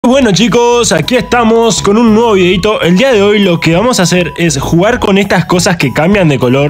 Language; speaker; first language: Spanish; native; Spanish